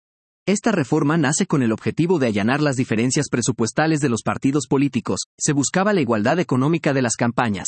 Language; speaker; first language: Spanish; native; Spanish